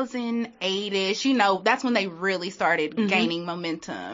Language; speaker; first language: English; native; English